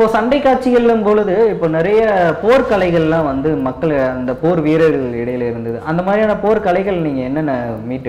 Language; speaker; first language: Tamil; native; Tamil